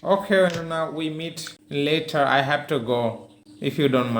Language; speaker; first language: English; non-native, learner; Bangla